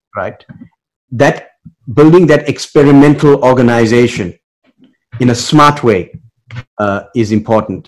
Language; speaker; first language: English; native; English